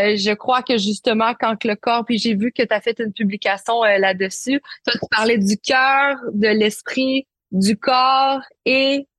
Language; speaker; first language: French; native; French